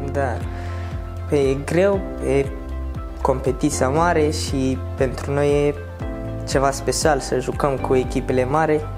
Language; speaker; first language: Romanian; non-native, learner; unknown